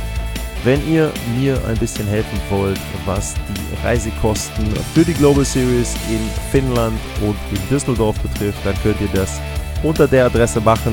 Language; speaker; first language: German; native; German